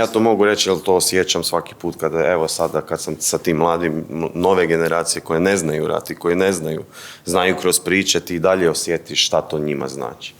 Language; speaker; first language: Bosnian; native; Bosnian